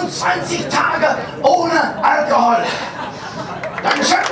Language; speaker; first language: German; non-native, fluent; English